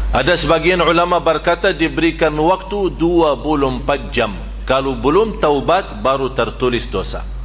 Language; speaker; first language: Malay; non-native, fluent; Arabic